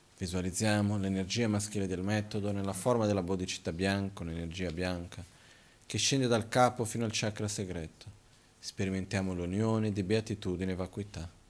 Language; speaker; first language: Italian; non-native, fluent; Portuguese